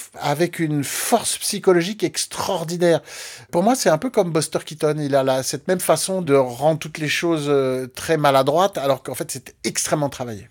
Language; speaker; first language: French; native; French